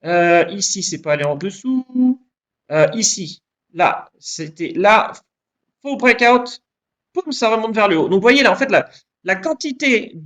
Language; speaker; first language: French; native; French